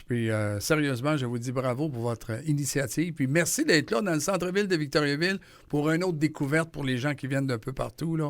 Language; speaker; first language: French; native; French